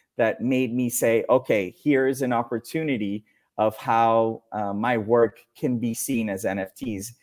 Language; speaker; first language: English; non-native, fluent; Spanish